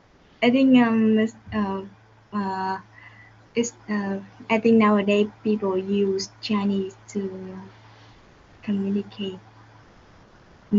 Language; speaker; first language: English; non-native, learner; Vietnamese